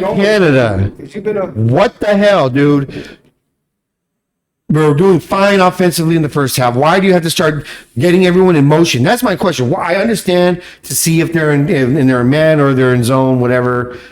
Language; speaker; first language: English; native; English